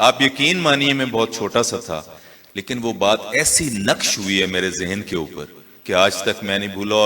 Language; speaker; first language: Urdu; non-native, local second language; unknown